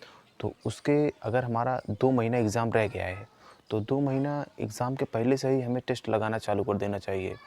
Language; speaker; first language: Hindi; native; Hindi